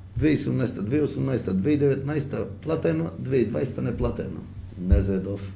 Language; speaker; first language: Macedonian; native; Macedonian